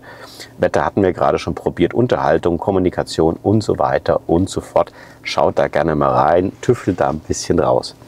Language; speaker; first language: German; native; German